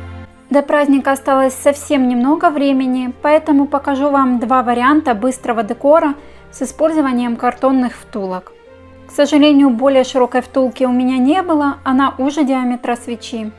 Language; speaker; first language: Russian; native; Russian